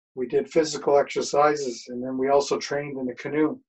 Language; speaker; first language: English; native; English